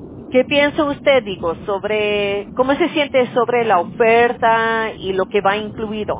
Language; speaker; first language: Spanish; early bilingual, other home language; English